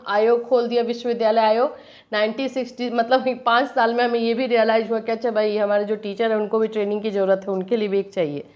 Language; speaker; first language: Hindi; native; Hindi